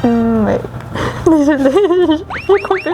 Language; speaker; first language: French; non-native, learner; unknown